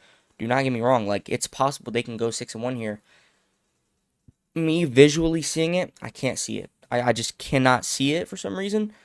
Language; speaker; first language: English; native; English